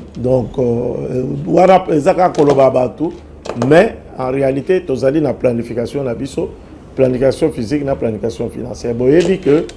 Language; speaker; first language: Lingala; non-native, local second language; Luba-Lulua